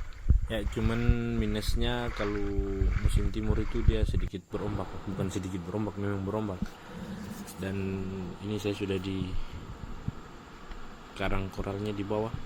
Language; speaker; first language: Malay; non-native, local second language; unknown